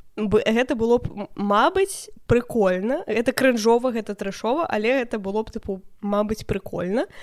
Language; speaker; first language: Belarusian; non-native, local second language; Russian